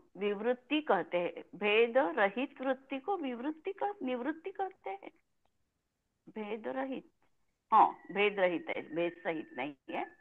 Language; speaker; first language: Hindi; non-native, local second language; Marathi